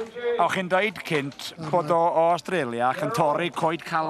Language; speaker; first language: Welsh; native; Welsh